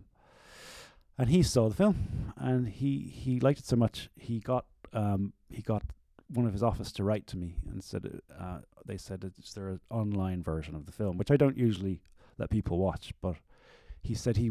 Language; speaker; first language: English; native; English